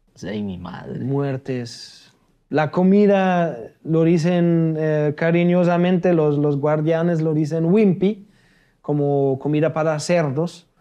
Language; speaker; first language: Spanish; non-native, fluent; German